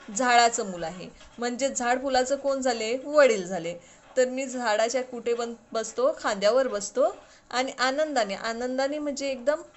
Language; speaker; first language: Marathi; non-native, local second language; Urdu